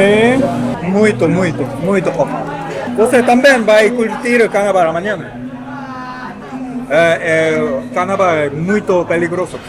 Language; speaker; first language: Portuguese; non-native, learner; Korean